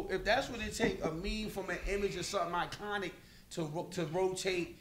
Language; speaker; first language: English; native; English